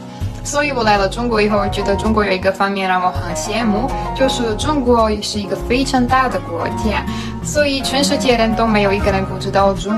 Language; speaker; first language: Chinese; non-native, fluent; Slovak